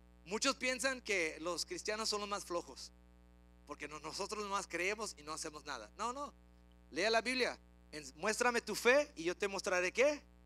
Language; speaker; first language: Spanish; early bilingual, heritage; Spanish